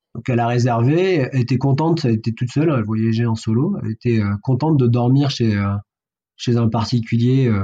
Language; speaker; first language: French; native; French